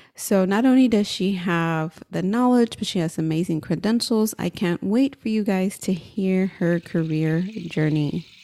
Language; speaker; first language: English; native; English